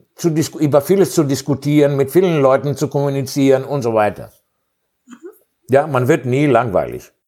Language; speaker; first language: German; non-native, fluent; Greek